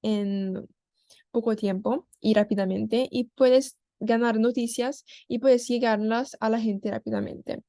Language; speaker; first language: Spanish; non-native, learner; Korean